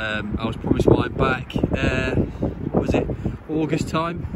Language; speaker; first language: English; native; English